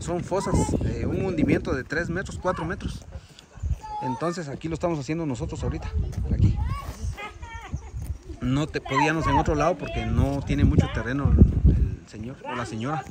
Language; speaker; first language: Spanish; native; Spanish